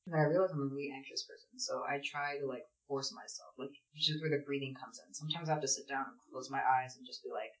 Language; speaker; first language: English; native; English